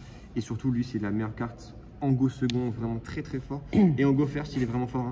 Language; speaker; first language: French; native; French